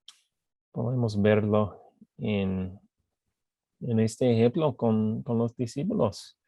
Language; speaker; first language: Spanish; non-native, fluent; English